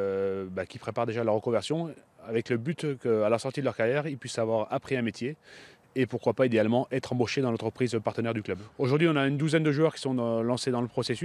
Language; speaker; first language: French; native; French